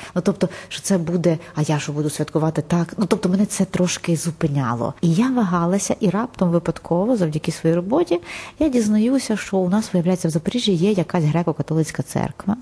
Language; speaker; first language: Ukrainian; non-native, local second language; Russian